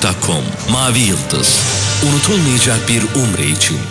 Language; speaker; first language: Turkish; native; Turkish